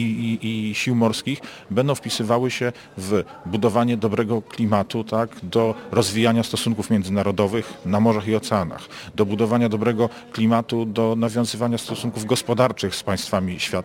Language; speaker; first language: Polish; native; Polish